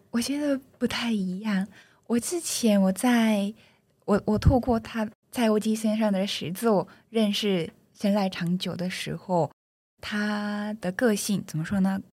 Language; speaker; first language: Chinese; non-native, fluent; Japanese